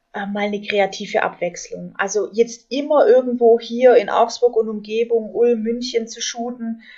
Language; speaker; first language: German; native; German